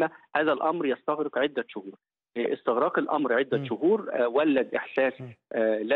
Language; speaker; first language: Arabic; native; Arabic